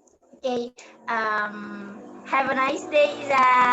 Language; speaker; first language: English; non-native, learner; Indonesian